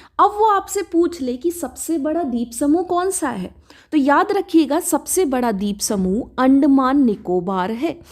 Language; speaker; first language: Hindi; native; Hindi